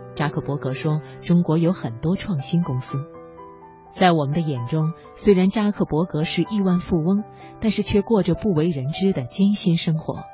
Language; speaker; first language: Chinese; native; Chinese